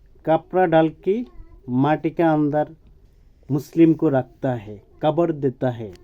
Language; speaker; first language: Hindi; non-native, learner; Bangla